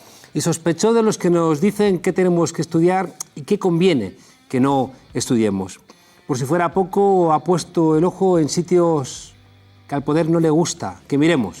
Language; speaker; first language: Spanish; native; Spanish